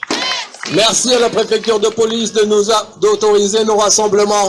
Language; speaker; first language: French; non-native, fluent; Ukrainian